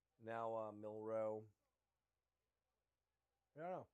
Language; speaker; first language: English; native; English